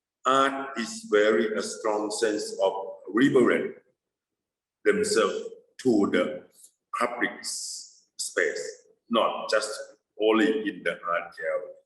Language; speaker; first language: English; non-native, fluent; Thai